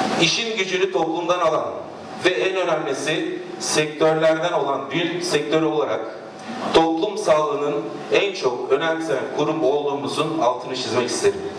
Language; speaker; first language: Turkish; native; Turkish